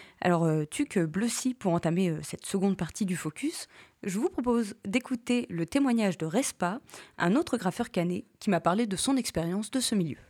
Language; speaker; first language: French; native; French